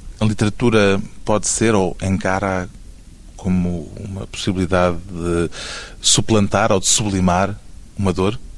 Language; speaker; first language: Portuguese; native; Portuguese